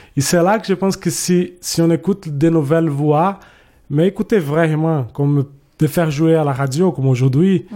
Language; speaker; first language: French; non-native, fluent; Portuguese